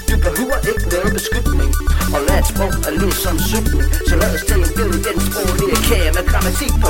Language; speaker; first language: Danish; non-native, fluent; English